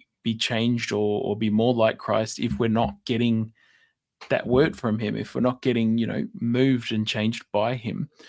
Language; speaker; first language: English; native; English